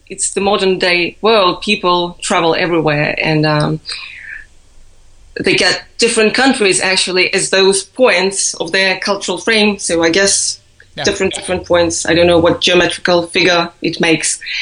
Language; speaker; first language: English; non-native, fluent; Russian